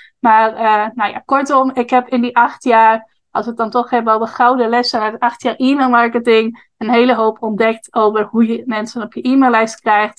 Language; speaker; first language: Dutch; native; Dutch